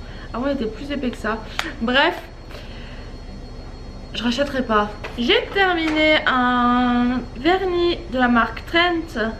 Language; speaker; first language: French; native; French